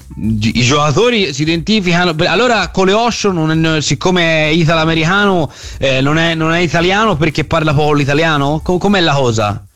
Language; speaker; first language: Italian; native; Italian